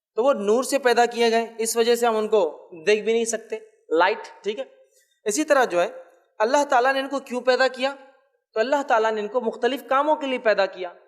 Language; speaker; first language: Urdu; native; Urdu